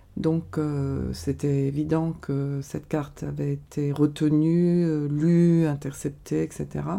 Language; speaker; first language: French; non-native, fluent; Bulgarian